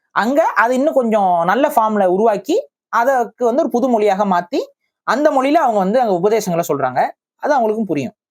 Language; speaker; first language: Tamil; native; Tamil